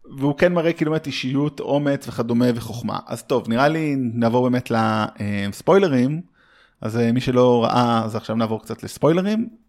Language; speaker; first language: Hebrew; early bilingual, heritage; Hebrew